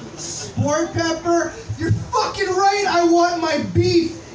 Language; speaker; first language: English; native; English